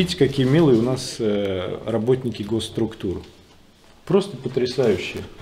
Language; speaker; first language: Russian; native; Russian